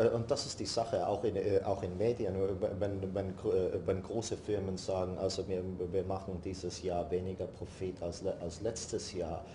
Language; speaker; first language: German; non-native, learner; English